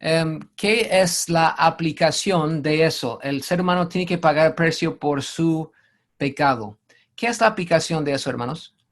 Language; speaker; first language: Spanish; non-native, fluent; English